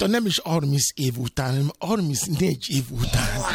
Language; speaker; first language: Hungarian; non-native, fluent; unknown